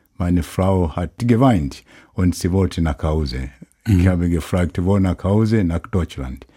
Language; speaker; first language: German; non-native, learner; Swahili